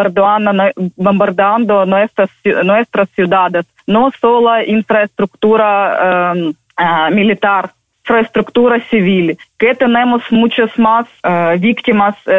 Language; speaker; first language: Spanish; non-native, fluent; Ukrainian